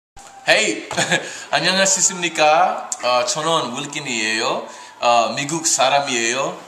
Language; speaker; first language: Korean; non-native, learner; English